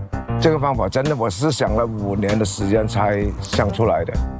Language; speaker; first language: Chinese; non-native, local second language; Cantonese